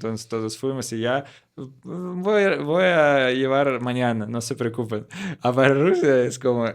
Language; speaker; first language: Spanish; non-native, learner; Russian